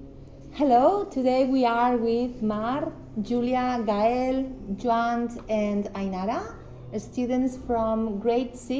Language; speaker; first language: English; non-native, fluent; Catalan